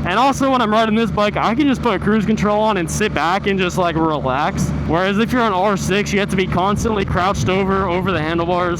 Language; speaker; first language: English; native; English